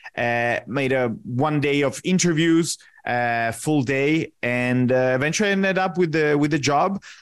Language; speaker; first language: English; non-native, fluent; Italian